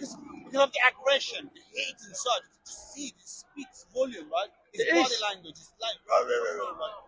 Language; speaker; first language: English; non-native, fluent; Persian